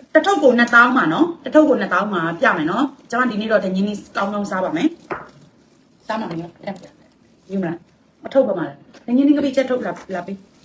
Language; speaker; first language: Burmese; non-native, local second language; Kachin